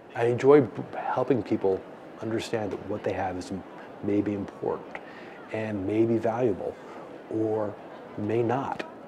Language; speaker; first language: English; native; English